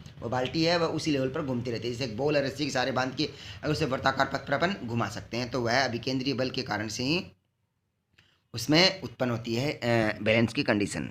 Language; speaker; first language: Hindi; native; Hindi